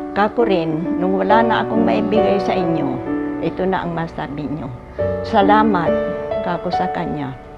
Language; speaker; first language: Filipino; non-native, local second language; Pangasinan